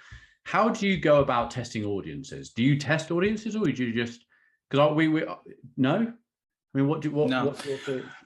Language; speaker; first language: English; native; English